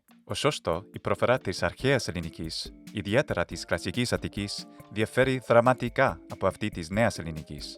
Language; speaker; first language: Greek; non-native, fluent; English